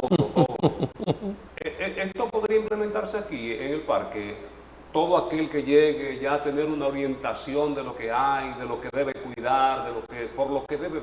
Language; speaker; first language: Spanish; native; Spanish